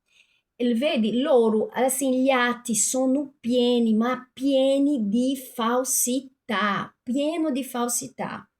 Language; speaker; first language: Italian; non-native, fluent; Portuguese